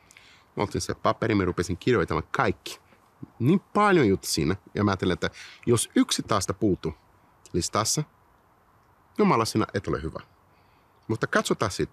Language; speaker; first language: Finnish; non-native, fluent; Portuguese